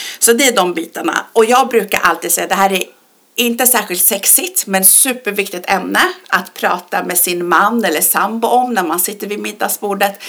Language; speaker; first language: Swedish; early bilingual, other home language; Persian